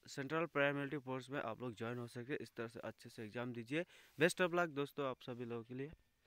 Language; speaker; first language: Hindi; non-native, local second language; Assamese